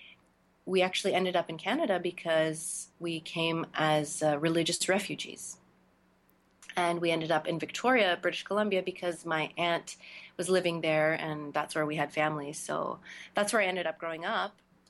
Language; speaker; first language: English; native; English